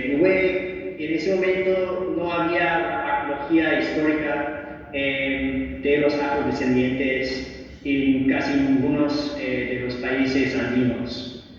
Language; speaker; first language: Spanish; non-native, fluent; English